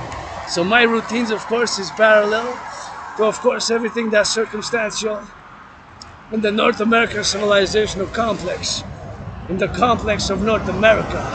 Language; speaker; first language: English; non-native, local second language; French